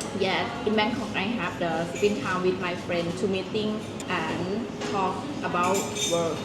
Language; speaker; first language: English; non-native, learner; Thai